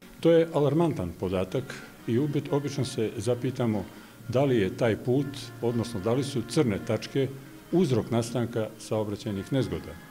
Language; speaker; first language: Bosnian; native; Bosnian